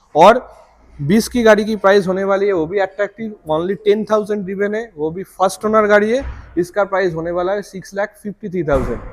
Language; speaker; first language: Hindi; non-native, local second language; Bangla